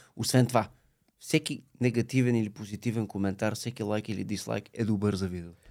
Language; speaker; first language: Bulgarian; native; Bulgarian